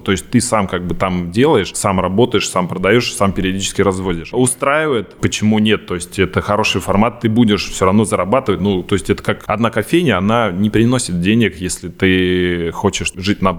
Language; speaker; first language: Russian; native; Russian